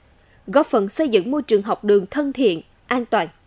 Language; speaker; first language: Vietnamese; native; Vietnamese